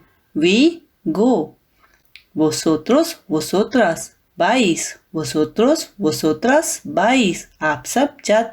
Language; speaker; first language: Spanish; non-native, fluent; Hindi